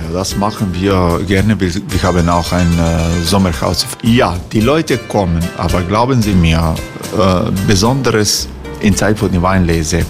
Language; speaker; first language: German; non-native, learner; Croatian